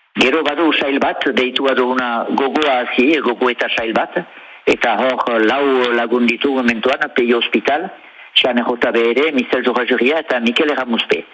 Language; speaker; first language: Basque; native; Basque